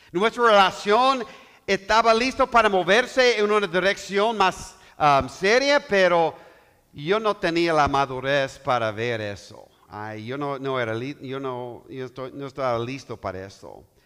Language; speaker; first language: Spanish; non-native, learner; English